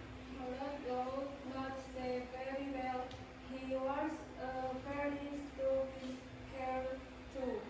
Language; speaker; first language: English; non-native, learner; Indonesian